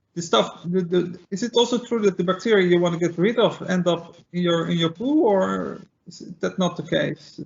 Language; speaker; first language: English; non-native, fluent; Dutch